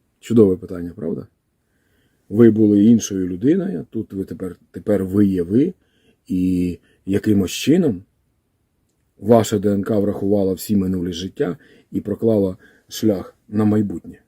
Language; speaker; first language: Ukrainian; native; Ukrainian